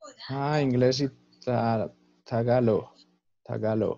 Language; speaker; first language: Spanish; native; Spanish